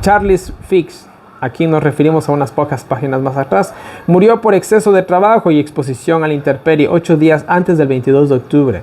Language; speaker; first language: Spanish; native; Spanish